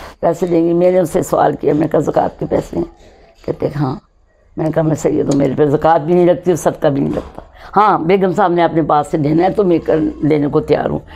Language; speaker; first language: Urdu; non-native, local second language; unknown